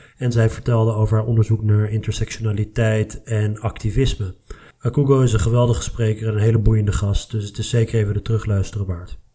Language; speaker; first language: Dutch; native; Dutch